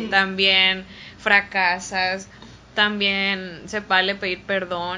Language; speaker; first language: Spanish; native; Spanish